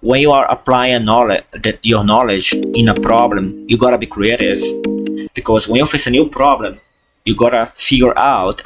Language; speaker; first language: English; non-native, fluent; Portuguese